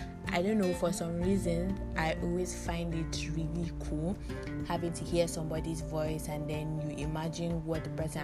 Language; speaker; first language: English; non-native, local second language; Hausa